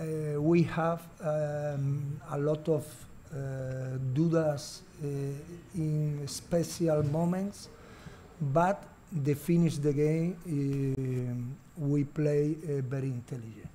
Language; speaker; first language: English; non-native, learner; Spanish